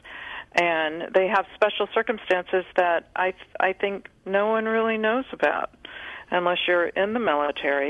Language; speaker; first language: English; native; English